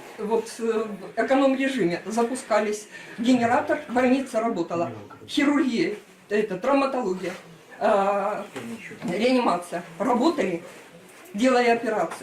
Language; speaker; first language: Russian; native; Russian